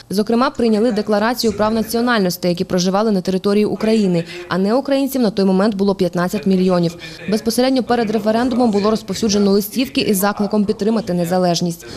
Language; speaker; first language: Ukrainian; native; Ukrainian